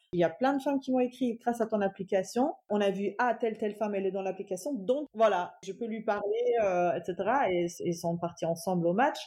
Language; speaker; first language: French; non-native, fluent; German